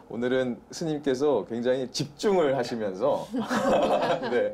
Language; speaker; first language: Korean; native; Korean